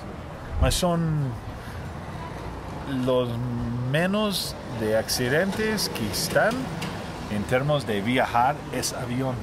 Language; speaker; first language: Spanish; non-native, learner; English